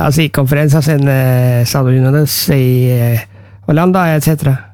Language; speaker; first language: Spanish; non-native, learner; Norwegian